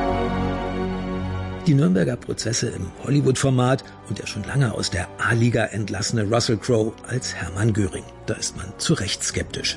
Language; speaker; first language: German; native; German